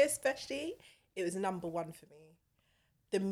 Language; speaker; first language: English; native; English